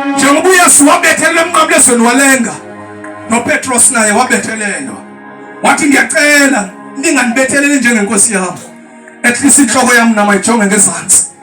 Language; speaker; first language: Zulu; non-native, local second language; Xhosa